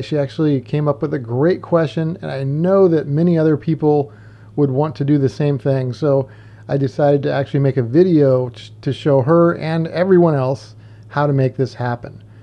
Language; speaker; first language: English; native; English